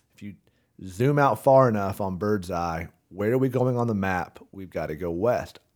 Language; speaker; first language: English; native; English